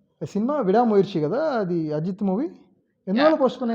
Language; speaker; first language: Telugu; native; Telugu